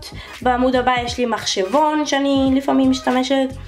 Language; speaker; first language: Hebrew; native; Hebrew